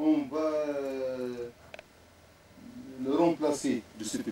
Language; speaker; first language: French; non-native, local second language; Arabic